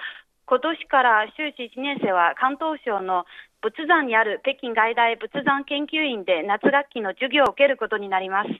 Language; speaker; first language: Japanese; non-native, fluent; Chinese